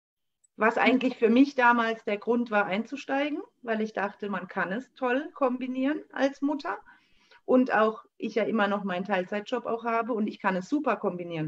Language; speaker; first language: German; native; German